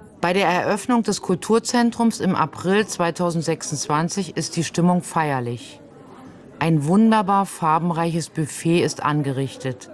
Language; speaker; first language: German; native; German